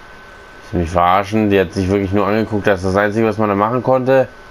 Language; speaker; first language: German; native; German